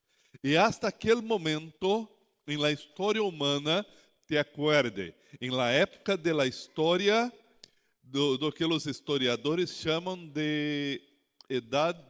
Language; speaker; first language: Spanish; non-native, learner; Portuguese